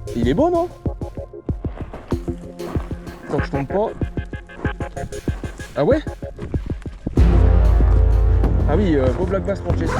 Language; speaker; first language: French; native; French